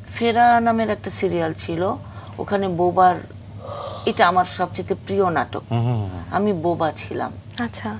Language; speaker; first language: Bangla; native; Bangla